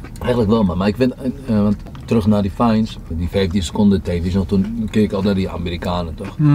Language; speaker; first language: Dutch; early bilingual, other home language; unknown